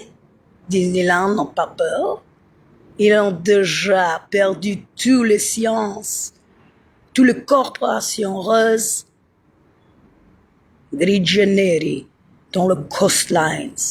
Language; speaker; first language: French; non-native, learner; Italian